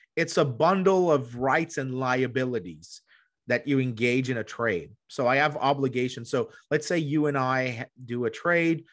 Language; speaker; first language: English; native; English